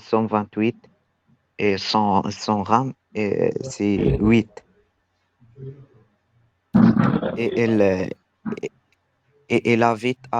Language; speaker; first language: French; non-native, learner; Arabic